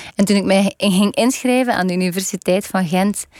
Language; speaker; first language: Dutch; native; Dutch